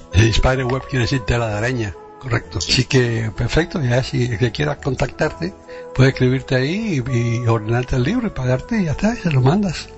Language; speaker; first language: Spanish; native; Spanish